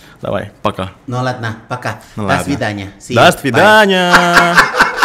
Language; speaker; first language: Russian; non-native, learner; Indonesian